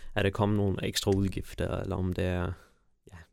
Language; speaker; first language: Danish; early bilingual, other home language; Persian